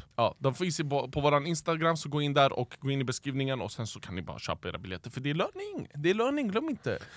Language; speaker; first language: Swedish; early bilingual, other home language; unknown